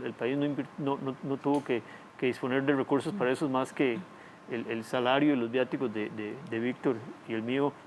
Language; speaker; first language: Spanish; native; Spanish